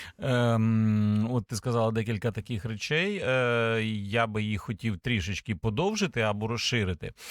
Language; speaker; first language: Ukrainian; native; Ukrainian